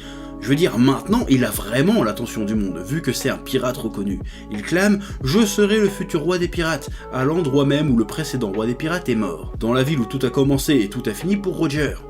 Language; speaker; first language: French; native; French